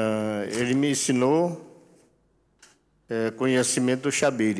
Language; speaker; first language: Portuguese; non-native, local second language; Yanomámi